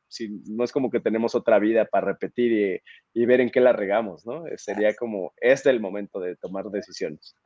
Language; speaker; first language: Spanish; native; Spanish